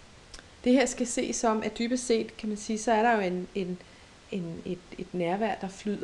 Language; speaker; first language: Danish; native; Danish